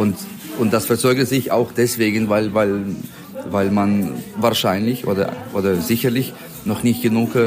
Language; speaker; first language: German; non-native, fluent; Ukrainian